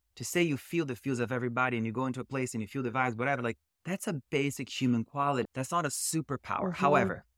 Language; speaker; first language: English; early bilingual, other home language; Portuguese